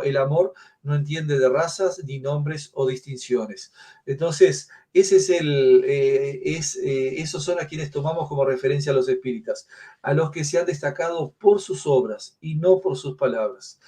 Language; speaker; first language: Spanish; native; Spanish